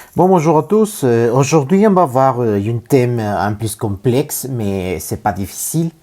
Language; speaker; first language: French; non-native, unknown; Spanish